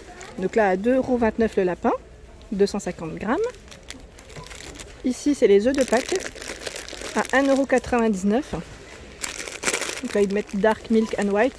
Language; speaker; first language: French; native; French